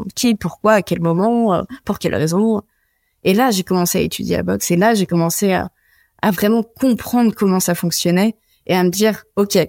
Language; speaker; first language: French; native; French